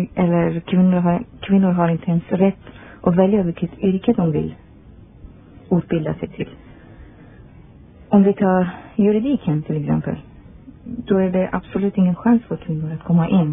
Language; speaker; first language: Swedish; non-native, fluent; Persian